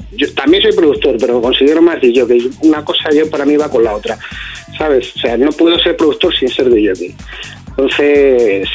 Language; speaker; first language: Spanish; native; Spanish